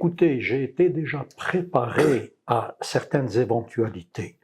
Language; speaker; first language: French; non-native, local second language; Arabic